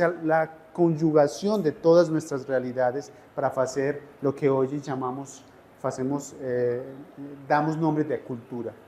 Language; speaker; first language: Portuguese; non-native, fluent; Spanish